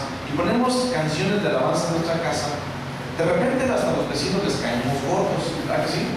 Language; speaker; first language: Spanish; native; Spanish